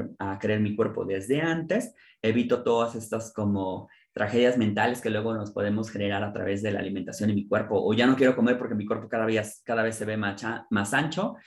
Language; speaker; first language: Spanish; native; Spanish